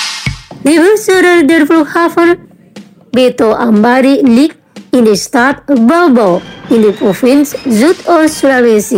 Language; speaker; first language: German; non-native, fluent; Indonesian